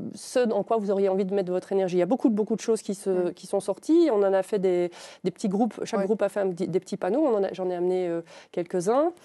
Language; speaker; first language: French; native; French